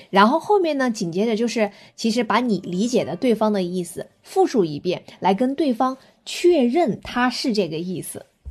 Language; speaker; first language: Chinese; native; Chinese